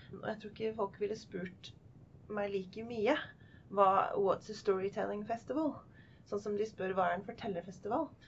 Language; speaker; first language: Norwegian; non-native, fluent; English